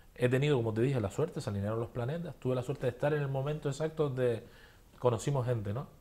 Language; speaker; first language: Spanish; native; Spanish